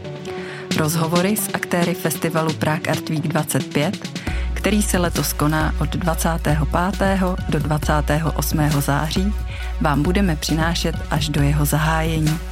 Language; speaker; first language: Czech; native; Czech